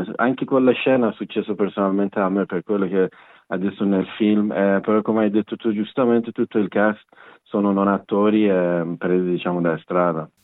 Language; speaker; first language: Italian; non-native, fluent; Persian